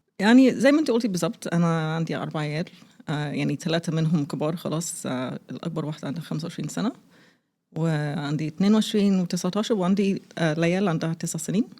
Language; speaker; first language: Egyptian Arabic; early bilingual, heritage; Arabic